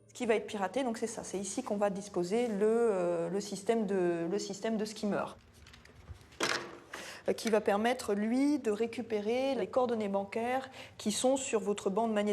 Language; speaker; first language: French; native; French